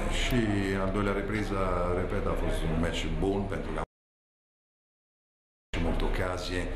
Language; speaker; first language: Romanian; non-native, fluent; Italian